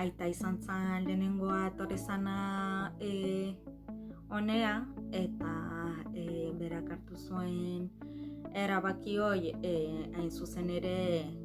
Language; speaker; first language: Basque; non-native, fluent; Arabic